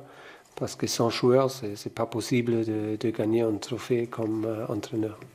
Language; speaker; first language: French; non-native, fluent; German